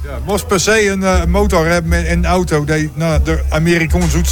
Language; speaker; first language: Dutch; native; Dutch